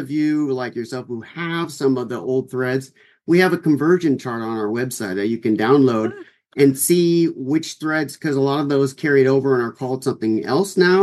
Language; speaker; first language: English; native; English